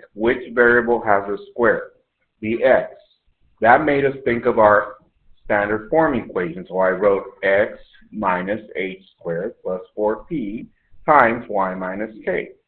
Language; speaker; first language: English; native; English